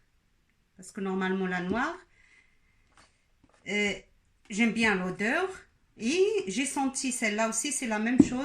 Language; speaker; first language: French; non-native, local second language; Arabic